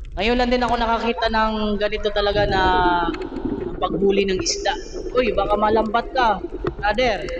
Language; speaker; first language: Filipino; non-native, local second language; Cebuano